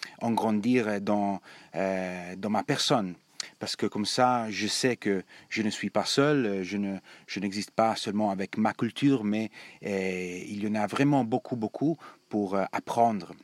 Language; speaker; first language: French; non-native, learner; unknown